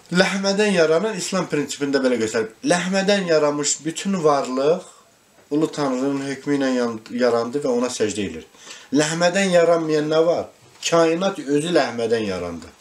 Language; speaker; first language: Azerbaijani; non-native, local second language; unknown